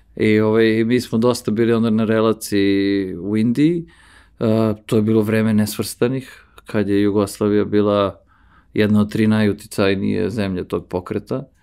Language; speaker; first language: Serbian; early bilingual, heritage; Serbian